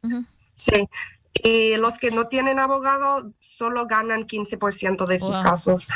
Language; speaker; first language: Spanish; non-native, fluent; English